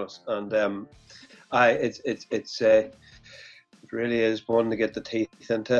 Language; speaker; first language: English; native; English